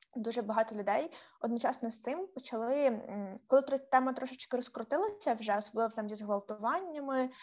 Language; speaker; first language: Ukrainian; native; Ukrainian